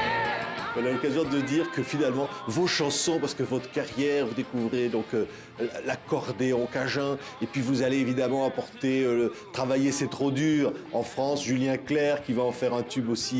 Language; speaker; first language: French; native; French